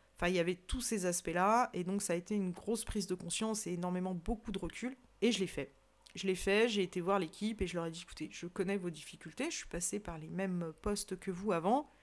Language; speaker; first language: French; native; French